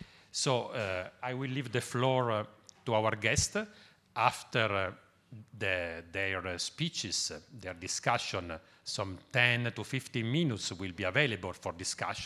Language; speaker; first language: English; non-native, fluent; Italian